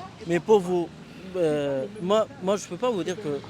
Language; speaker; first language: French; non-native, learner; Arabic